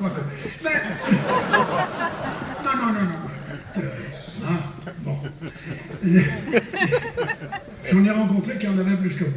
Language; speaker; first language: French; native; French